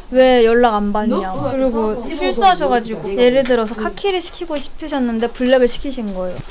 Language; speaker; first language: Korean; native; Korean